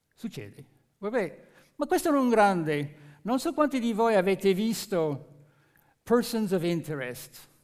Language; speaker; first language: Italian; non-native, fluent; French